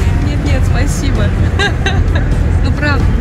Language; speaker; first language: Russian; native; Russian